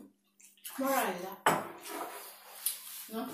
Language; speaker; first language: English; non-native, learner; Vietnamese